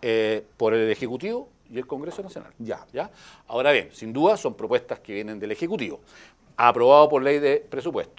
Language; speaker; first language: Spanish; native; Spanish